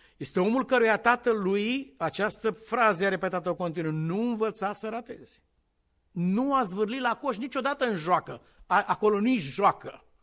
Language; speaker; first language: Romanian; native; Romanian